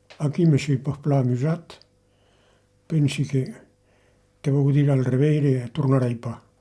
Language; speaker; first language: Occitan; native; Occitan